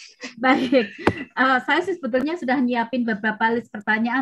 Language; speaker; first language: Indonesian; native; Indonesian